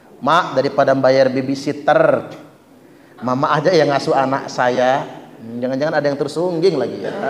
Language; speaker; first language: Indonesian; non-native, local second language; Malay